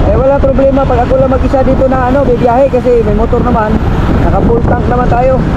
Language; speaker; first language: Filipino; non-native, local second language; Cebuano